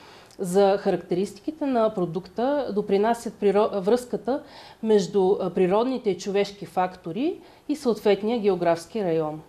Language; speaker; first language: Bulgarian; native; Bulgarian